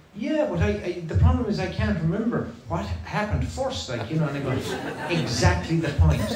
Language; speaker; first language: English; native; English